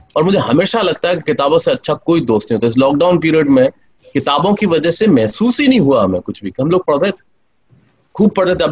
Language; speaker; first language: Hindi; native; Hindi